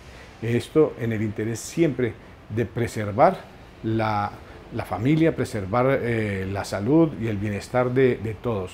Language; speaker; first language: Spanish; native; Spanish